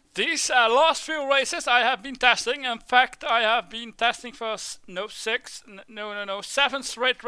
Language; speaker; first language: English; non-native, fluent; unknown